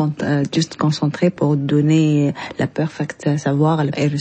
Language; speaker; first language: French; non-native, learner; Arabic